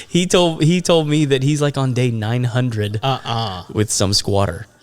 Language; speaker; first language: English; native; English